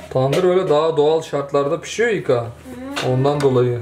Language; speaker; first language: Turkish; native; Turkish